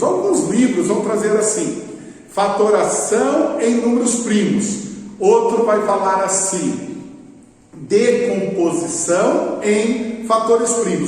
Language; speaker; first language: Portuguese; native; Portuguese